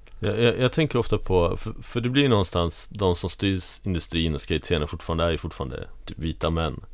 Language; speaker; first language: Swedish; native; Swedish